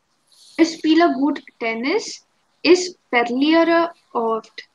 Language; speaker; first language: German; non-native, fluent; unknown